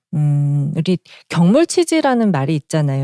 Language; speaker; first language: Korean; native; Korean